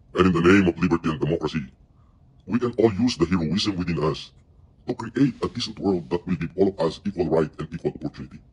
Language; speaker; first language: English; non-native, local second language; Filipino